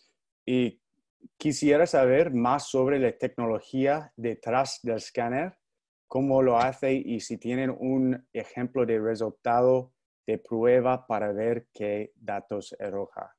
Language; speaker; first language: Spanish; non-native, fluent; English